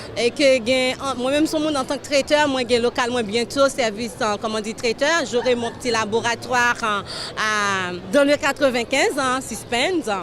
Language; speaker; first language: French; non-native, local second language; Haitian Creole